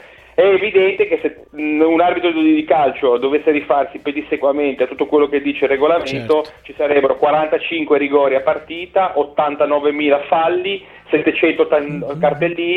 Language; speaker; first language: Italian; native; Italian